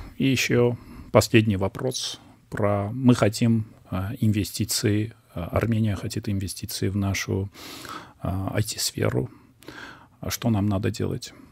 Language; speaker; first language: Russian; non-native, local second language; Armenian